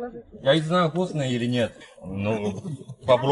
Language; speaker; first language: Russian; non-native, learner; Chinese